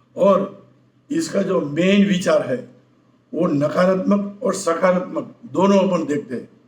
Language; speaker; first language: Hindi; non-native, local second language; Gujarati